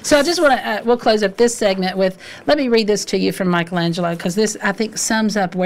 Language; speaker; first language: English; native; English